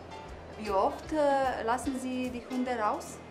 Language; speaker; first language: German; non-native, learner; Slovenian